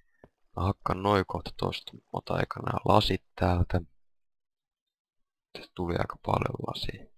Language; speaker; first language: Finnish; native; Finnish